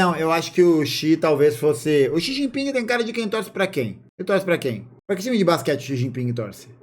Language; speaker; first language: Portuguese; native; Portuguese